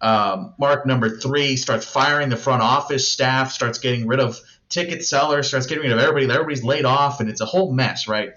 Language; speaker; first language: English; native; English